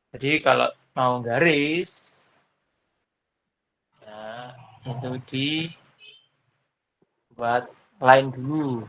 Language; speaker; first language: Indonesian; non-native, local second language; Javanese